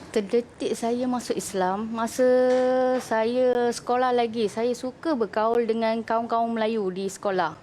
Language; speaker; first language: Malay; non-native, local second language; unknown